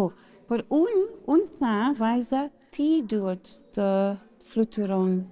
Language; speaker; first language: Albanian; non-native, learner; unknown